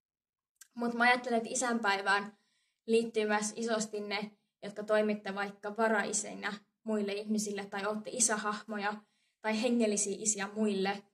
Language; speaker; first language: Finnish; native; Finnish